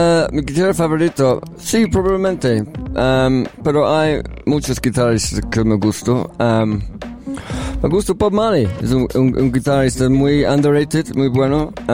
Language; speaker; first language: Spanish; non-native, learner; English